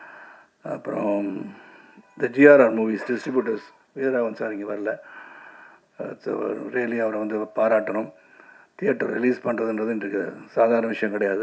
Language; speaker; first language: Tamil; native; Tamil